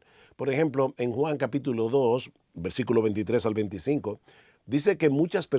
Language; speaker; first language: Spanish; native; Spanish